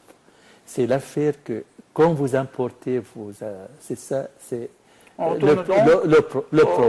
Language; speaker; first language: French; non-native, fluent; Arabic